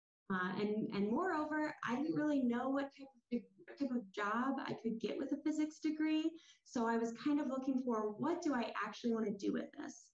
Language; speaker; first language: English; native; English